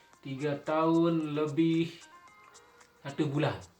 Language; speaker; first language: Indonesian; non-native, local second language; Sasak